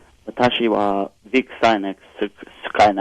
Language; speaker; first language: Japanese; non-native, learner; English